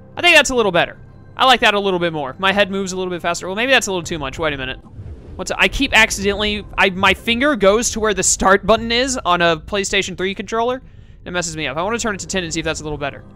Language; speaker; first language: English; native; English